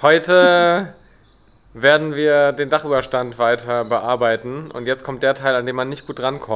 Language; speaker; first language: German; native; German